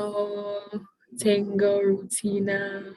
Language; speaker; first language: Spanish; non-native, learner; English